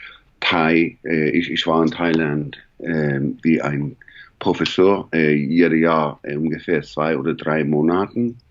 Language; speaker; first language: German; non-native, learner; English